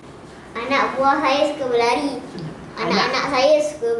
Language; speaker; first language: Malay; non-native, local second language; English